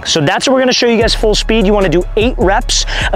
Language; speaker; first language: English; native; English